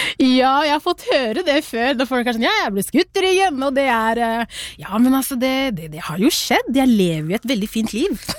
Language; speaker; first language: Norwegian; early bilingual, other home language; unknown